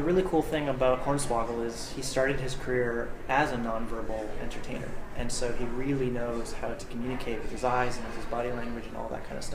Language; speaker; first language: English; native; English